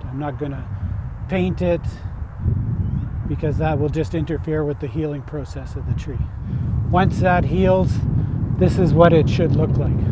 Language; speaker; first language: English; native; English